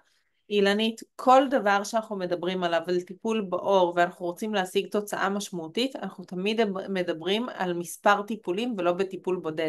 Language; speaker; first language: Hebrew; native; Hebrew